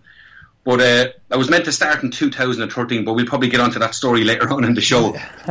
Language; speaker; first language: English; native; English